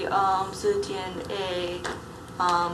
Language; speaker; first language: Chinese; non-native, learner; English